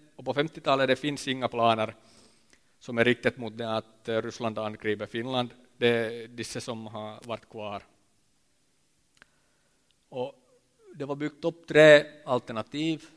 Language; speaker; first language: Swedish; non-native, local second language; Finnish